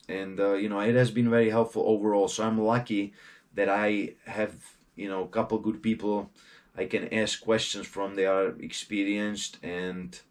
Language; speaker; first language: English; non-native, fluent; Czech